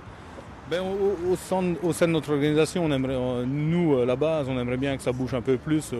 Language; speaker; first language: French; native; French